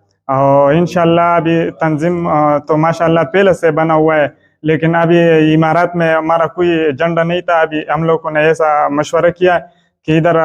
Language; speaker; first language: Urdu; non-native, local second language; Pashto